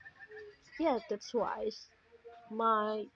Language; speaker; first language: English; non-native, learner; Indonesian